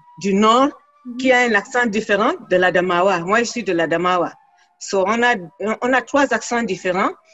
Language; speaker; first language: French; non-native, local second language; Fula